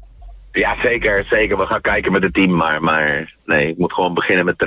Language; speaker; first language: Dutch; non-native, fluent; Spanish